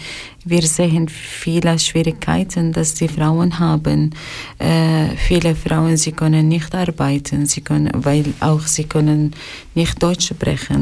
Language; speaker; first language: German; non-native, learner; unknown